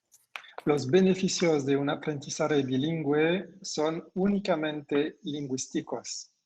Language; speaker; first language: Spanish; non-native, fluent; French